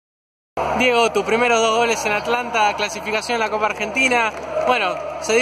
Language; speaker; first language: Spanish; native; Spanish